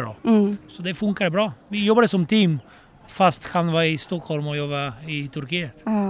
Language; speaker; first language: Swedish; non-native, fluent; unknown